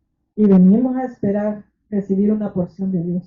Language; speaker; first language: Spanish; native; Spanish